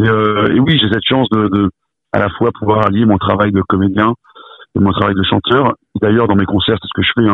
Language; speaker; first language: French; native; French